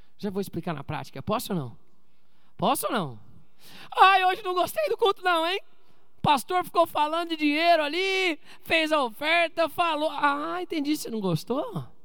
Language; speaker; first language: Portuguese; native; Portuguese